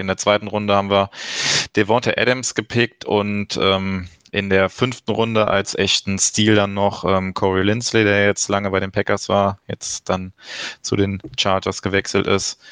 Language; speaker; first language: German; native; German